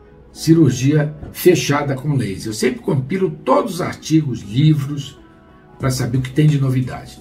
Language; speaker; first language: Portuguese; native; Portuguese